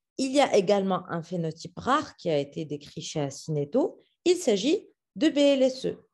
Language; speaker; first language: French; non-native, local second language; Arabic